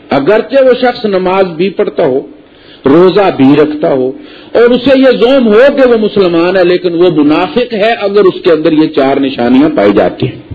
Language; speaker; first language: Urdu; non-native, local second language; Punjabi